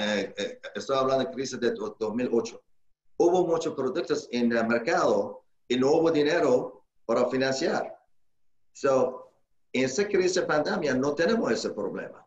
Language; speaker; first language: Spanish; non-native, learner; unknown